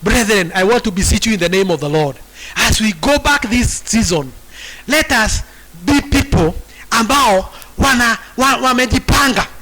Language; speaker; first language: English; non-native, local second language; Swahili